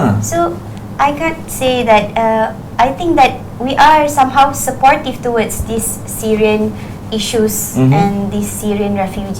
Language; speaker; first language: English; non-native, local second language; Malay